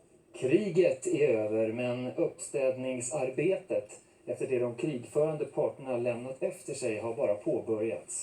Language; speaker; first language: Swedish; native; Swedish